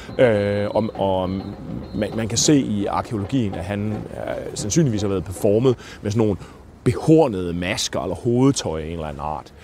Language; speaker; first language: Danish; native; Danish